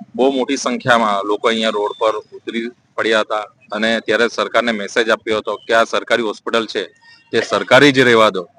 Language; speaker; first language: Gujarati; non-native, local second language; Gamit